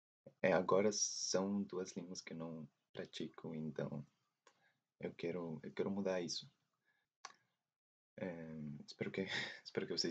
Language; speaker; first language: Portuguese; non-native, fluent; Spanish